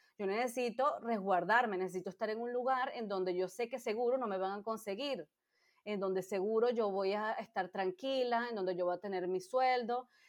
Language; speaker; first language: Spanish; native; Spanish